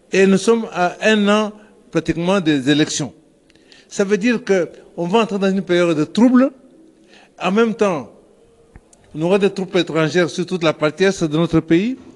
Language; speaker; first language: French; non-native, local second language; Lingala